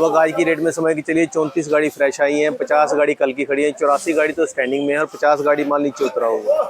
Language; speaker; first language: Hindi; native; Hindi